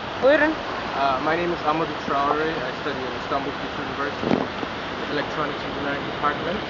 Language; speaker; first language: English; non-native, fluent; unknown